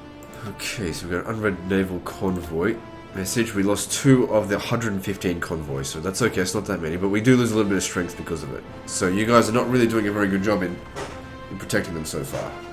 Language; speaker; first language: English; native; English